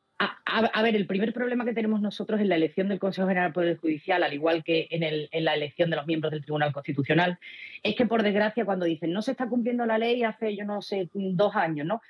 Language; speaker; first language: Spanish; native; Spanish